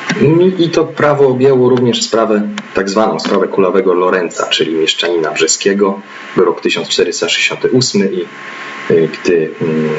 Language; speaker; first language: Polish; native; Polish